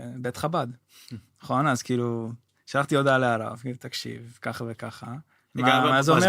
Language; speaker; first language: Hebrew; non-native, fluent; Dutch